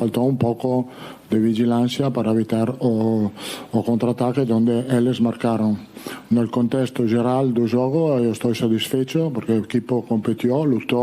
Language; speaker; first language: Portuguese; non-native, learner; Italian